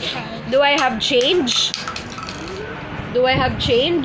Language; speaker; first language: English; non-native, local second language; Filipino